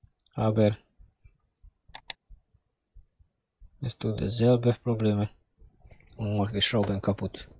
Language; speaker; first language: German; non-native, fluent; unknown